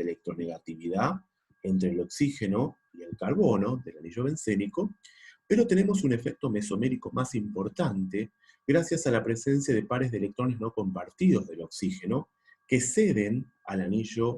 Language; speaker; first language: Spanish; native; Spanish